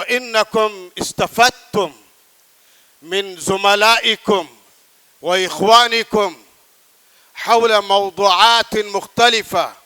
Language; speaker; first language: Arabic; non-native, fluent; Urdu